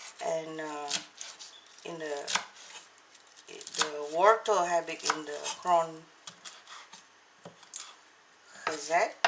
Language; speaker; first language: Dutch; non-native, learner; Malay